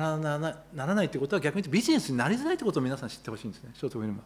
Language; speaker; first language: Japanese; native; Japanese